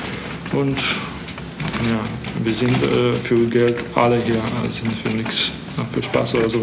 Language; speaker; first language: German; non-native, learner; Romanian